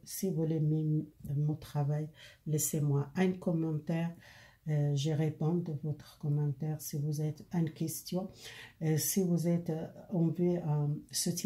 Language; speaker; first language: French; non-native, learner; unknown